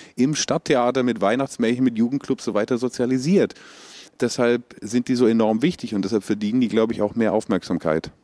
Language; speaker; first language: German; native; German